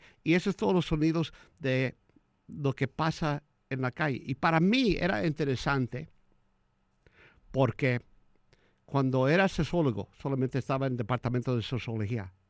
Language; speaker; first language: Spanish; early bilingual, heritage; Spanish